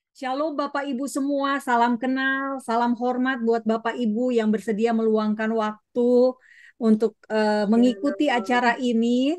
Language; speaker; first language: Indonesian; native; Indonesian